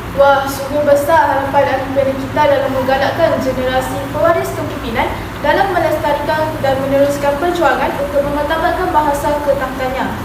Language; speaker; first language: Malay; native; Malay